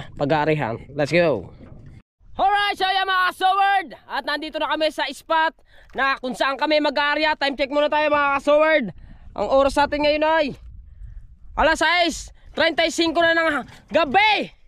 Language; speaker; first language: Filipino; native; Filipino